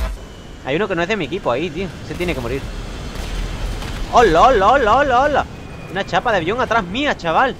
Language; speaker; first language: Spanish; native; Spanish